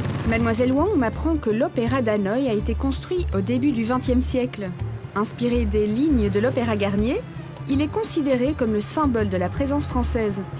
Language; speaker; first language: French; native; French